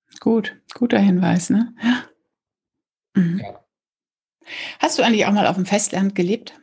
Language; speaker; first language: German; native; German